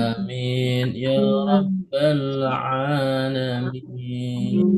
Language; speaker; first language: Arabic; non-native, fluent; Indonesian